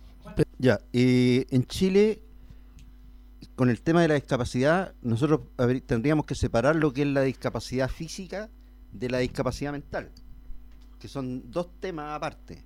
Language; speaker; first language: Spanish; native; Spanish